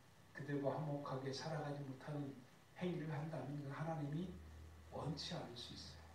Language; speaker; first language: Korean; native; Korean